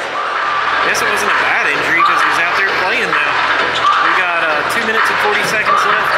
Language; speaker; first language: English; native; English